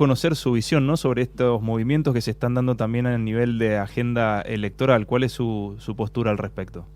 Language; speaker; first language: Spanish; native; Spanish